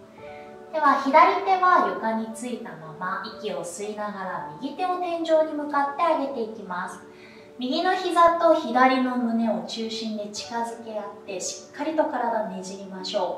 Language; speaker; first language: Japanese; native; Japanese